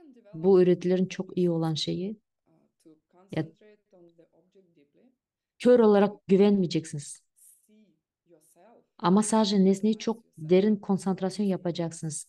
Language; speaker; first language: Turkish; non-native, fluent; Russian